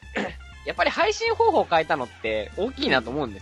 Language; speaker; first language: Japanese; native; Japanese